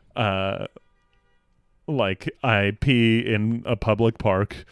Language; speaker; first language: English; native; English